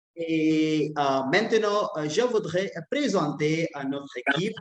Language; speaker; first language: French; non-native, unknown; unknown